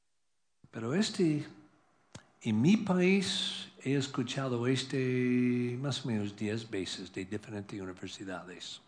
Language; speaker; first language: Spanish; non-native, learner; English